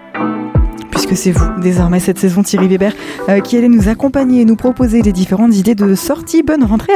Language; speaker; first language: French; native; French